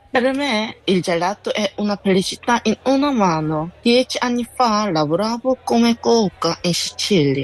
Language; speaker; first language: Italian; non-native, learner; Korean